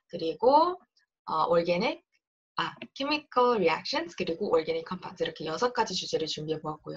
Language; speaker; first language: Korean; native; Korean